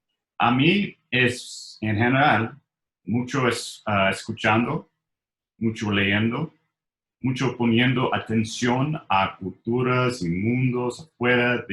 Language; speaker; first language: Spanish; non-native, learner; English